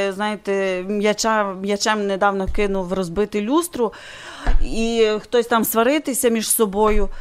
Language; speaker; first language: Ukrainian; native; Ukrainian